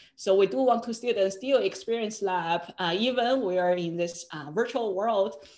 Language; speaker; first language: English; non-native, fluent; Chinese